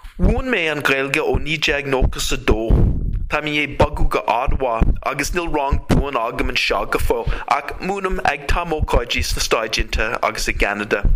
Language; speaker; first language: Irish; non-native, fluent; English